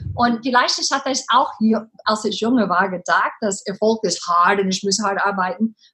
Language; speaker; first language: German; non-native, learner; English